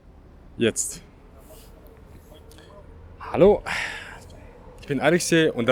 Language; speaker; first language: German; non-native, fluent; Russian